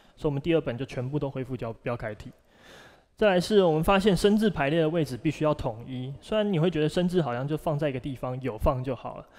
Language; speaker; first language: Chinese; native; Chinese